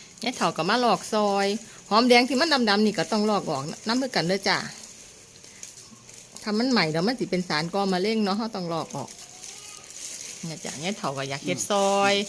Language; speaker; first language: Thai; non-native, local second language; Northeastern Thai